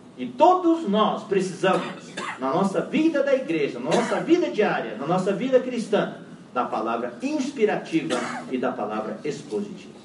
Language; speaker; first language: Portuguese; non-native, fluent; Chinese